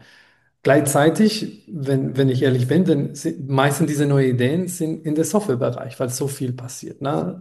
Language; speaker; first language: German; non-native, fluent; Spanish